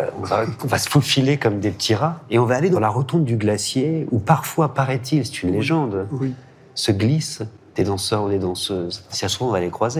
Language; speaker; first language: French; native; French